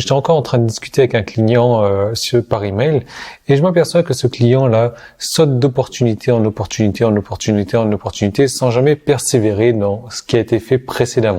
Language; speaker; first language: French; native; French